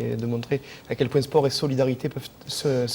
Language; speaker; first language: French; native; French